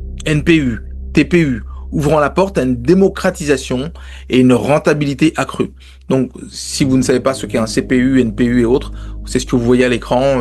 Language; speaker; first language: French; native; French